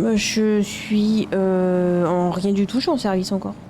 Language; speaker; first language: French; native; French